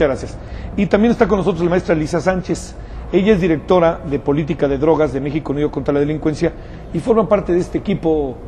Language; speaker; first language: Spanish; native; Spanish